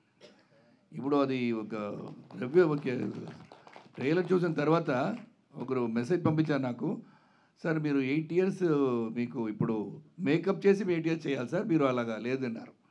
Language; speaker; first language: Telugu; non-native, fluent; Tamil